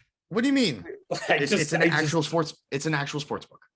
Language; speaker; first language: English; native; English